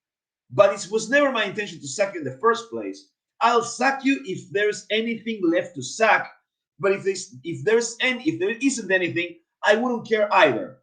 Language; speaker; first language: English; non-native, fluent; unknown